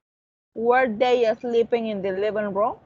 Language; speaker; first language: English; non-native, fluent; Spanish